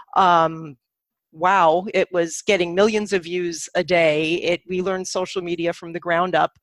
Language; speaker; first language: English; native; English